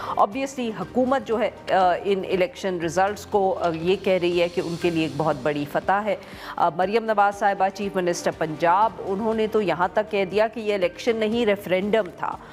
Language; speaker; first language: Urdu; native; Urdu